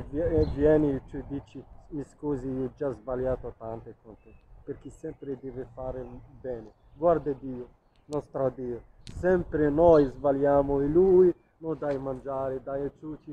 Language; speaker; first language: Italian; non-native, learner; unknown